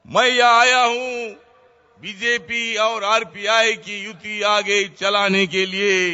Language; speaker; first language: Hindi; non-native, local second language; Marathi